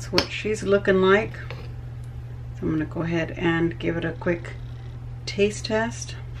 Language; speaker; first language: English; early bilingual, other home language; Spanish